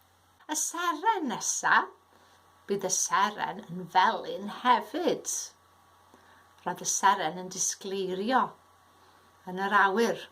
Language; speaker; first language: Welsh; native; Welsh